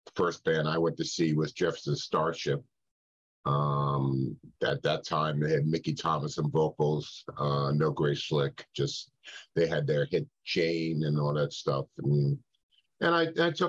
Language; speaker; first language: English; native; English